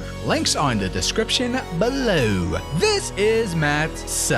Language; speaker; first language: English; native; English